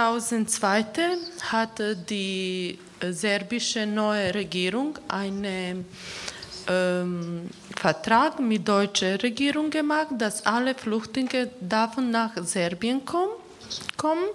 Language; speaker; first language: German; non-native, learner; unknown